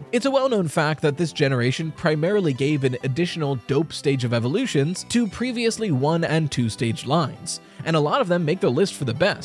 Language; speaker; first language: English; native; English